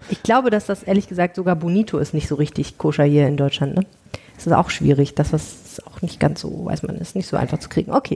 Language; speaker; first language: German; native; German